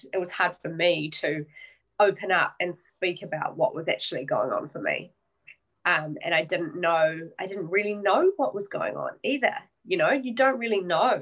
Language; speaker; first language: English; native; English